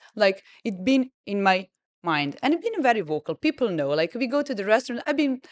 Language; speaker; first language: English; non-native, fluent; Serbian